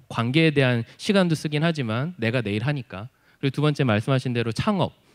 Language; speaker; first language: Korean; native; Korean